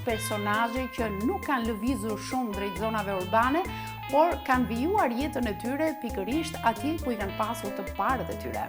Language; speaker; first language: Albanian; native; Albanian